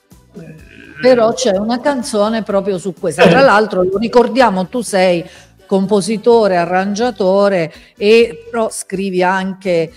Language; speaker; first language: Italian; native; Italian